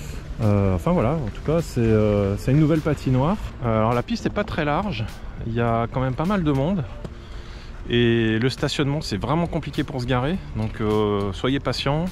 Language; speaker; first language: French; native; French